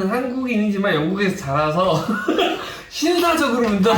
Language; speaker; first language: Korean; native; Korean